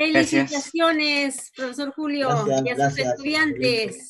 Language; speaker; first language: Spanish; native; Spanish